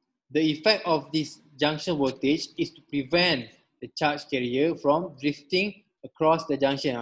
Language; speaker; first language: English; non-native, local second language; Malay